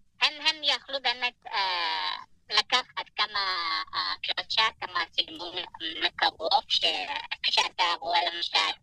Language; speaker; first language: Hebrew; non-native, fluent; Persian